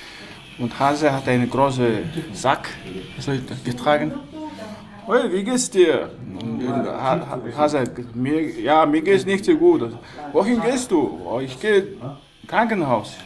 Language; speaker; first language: German; non-native, learner; Mongolian